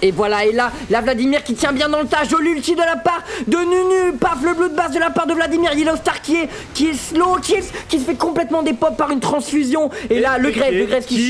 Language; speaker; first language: French; native; French